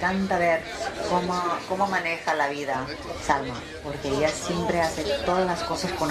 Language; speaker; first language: Spanish; early bilingual, heritage; English